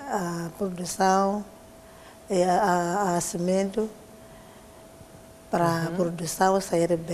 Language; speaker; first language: Portuguese; non-native, local second language; Tsonga